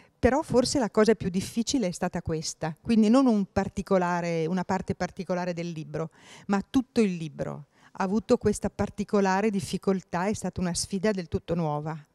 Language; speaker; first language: Italian; native; Italian